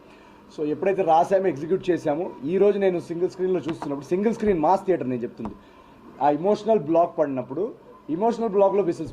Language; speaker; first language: Telugu; native; Telugu